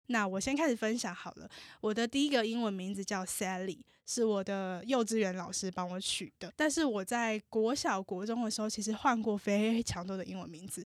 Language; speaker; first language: Chinese; native; Chinese